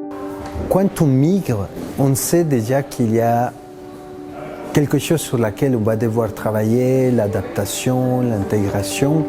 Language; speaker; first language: French; non-native, fluent; Spanish